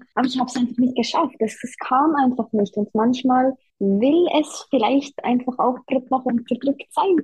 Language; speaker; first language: German; native; German